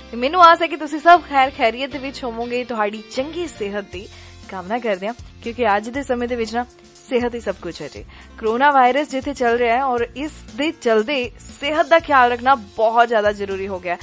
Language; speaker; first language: Hindi; non-native, local second language; Punjabi